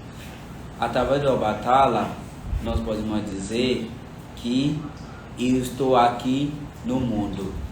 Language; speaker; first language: Portuguese; non-native, fluent; Yoruba